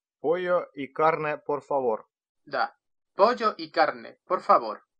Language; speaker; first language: Spanish; non-native, fluent; Russian